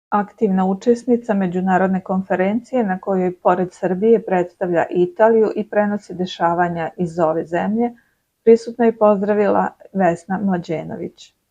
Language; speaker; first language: Serbian; native; Serbian